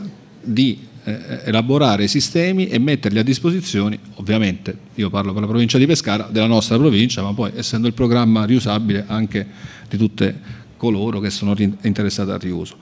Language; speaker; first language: Italian; native; Italian